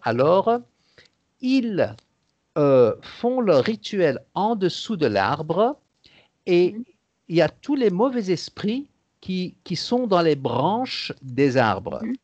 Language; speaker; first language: French; native; French